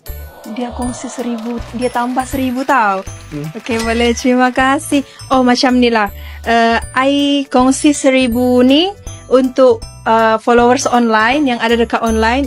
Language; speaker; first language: Malay; native; Malay